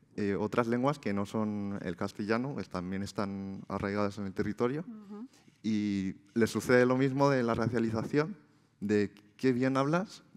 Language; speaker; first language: Spanish; native; Spanish